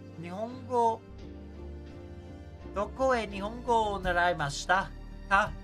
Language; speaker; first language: Japanese; non-native, learner; English